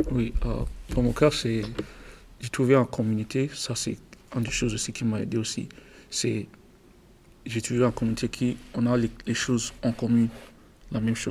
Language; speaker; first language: French; non-native, learner; English